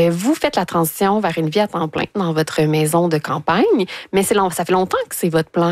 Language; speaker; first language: French; native; French